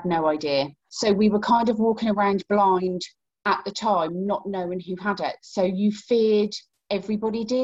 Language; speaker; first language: English; native; English